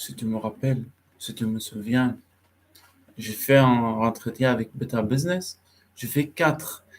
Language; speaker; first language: French; non-native, learner; Arabic